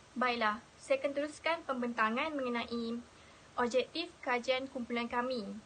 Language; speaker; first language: Malay; native; Malay